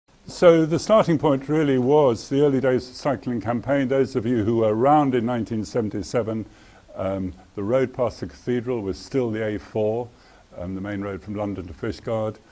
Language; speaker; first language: English; native; English